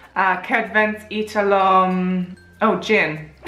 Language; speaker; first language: Hungarian; non-native, learner; English